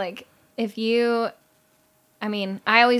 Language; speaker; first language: English; native; English